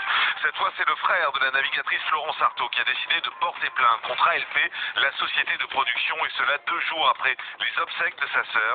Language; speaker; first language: French; native; French